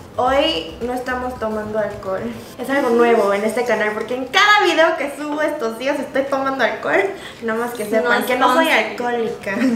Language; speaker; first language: Spanish; early bilingual, other home language; Korean